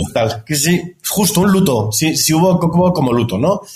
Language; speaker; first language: Spanish; native; Spanish